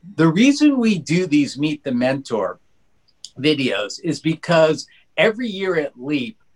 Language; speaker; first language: English; native; English